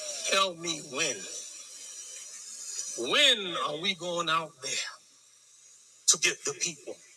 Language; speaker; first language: English; native; English